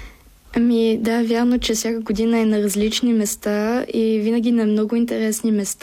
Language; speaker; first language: Bulgarian; early bilingual, heritage; Bulgarian